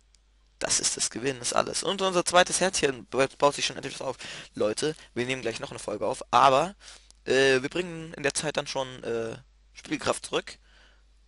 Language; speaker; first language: German; native; German